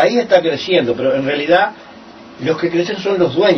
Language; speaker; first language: Spanish; native; Spanish